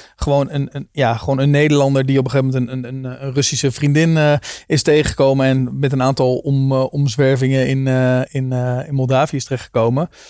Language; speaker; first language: Dutch; native; Dutch